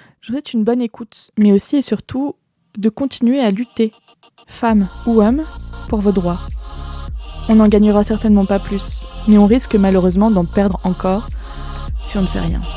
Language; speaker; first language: French; native; French